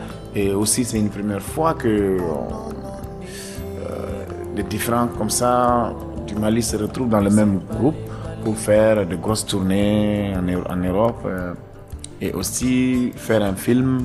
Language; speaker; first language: French; non-native, local second language; Bambara